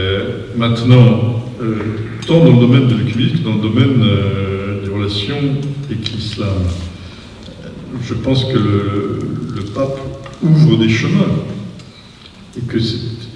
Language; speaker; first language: French; native; French